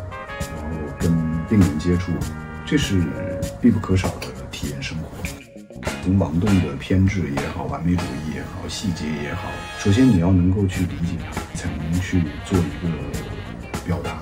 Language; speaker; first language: Chinese; native; Chinese